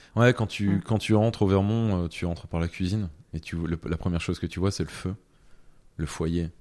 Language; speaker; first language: French; native; French